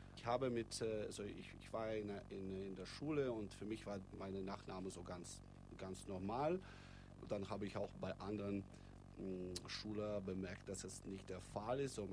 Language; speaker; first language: German; non-native, fluent; Russian